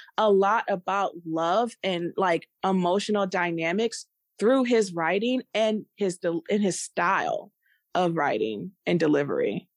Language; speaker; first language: English; native; English